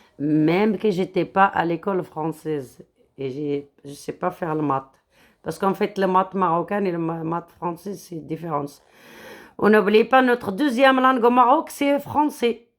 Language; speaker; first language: French; non-native, local second language; Arabic